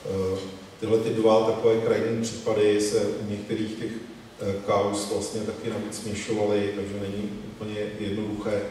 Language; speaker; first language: Czech; native; Czech